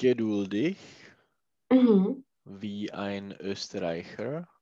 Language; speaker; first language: German; non-native, learner; Czech